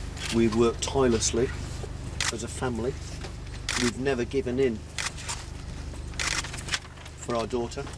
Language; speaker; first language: English; native; English